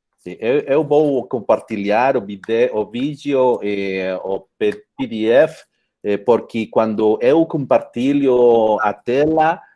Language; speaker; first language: Portuguese; non-native, fluent; Spanish